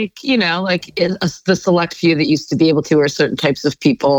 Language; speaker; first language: English; native; English